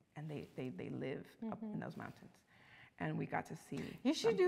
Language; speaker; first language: English; early bilingual, other home language; Spanish